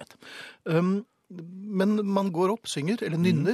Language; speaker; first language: Norwegian; native; Norwegian